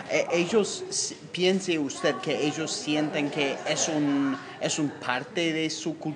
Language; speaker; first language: Spanish; non-native, learner; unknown